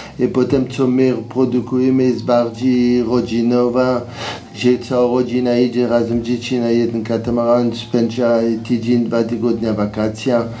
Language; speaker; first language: Polish; non-native, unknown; French